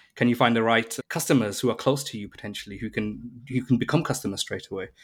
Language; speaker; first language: English; native; English